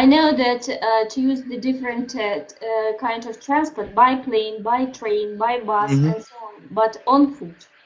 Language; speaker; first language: English; non-native, learner; Russian